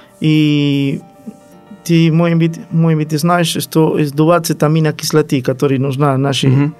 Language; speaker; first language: Russian; non-native, learner; Spanish